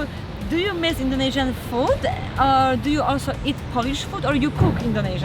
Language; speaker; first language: English; non-native, fluent; Polish